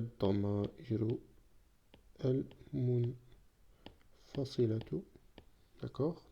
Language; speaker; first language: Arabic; non-native, fluent; French